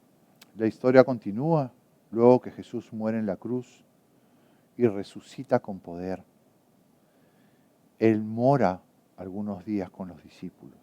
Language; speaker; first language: Spanish; native; Spanish